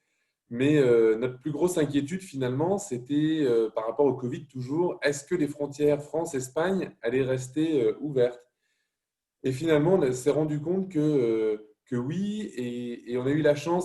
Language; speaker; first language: French; native; French